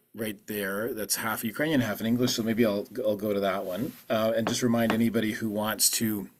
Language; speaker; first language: English; early bilingual, other home language; Ukrainian